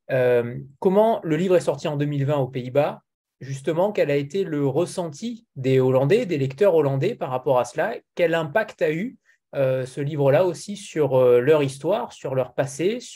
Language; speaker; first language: French; native; French